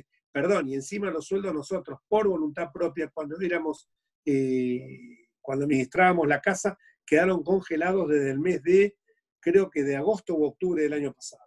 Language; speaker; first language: Spanish; native; Spanish